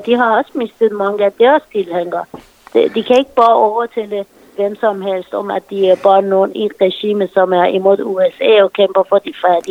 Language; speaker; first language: Danish; non-native, fluent; Persian